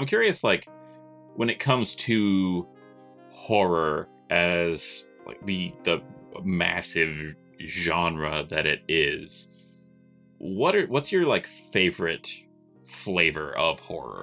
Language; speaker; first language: English; native; English